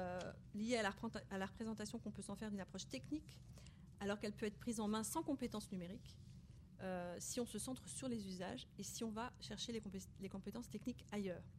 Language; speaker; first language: French; native; French